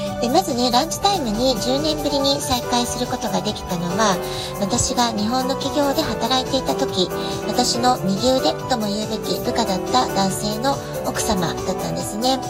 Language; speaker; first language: Japanese; native; Japanese